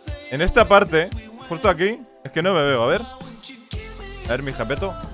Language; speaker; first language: Spanish; native; Spanish